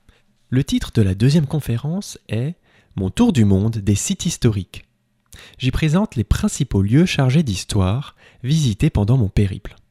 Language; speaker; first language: French; native; French